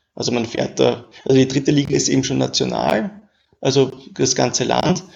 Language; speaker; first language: German; native; German